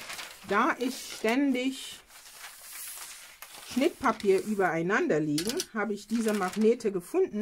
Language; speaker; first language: German; non-native, fluent; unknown